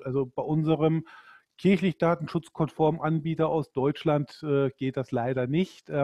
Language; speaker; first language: German; native; German